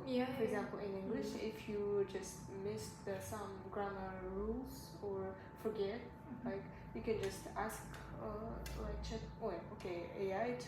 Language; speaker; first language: English; non-native, learner; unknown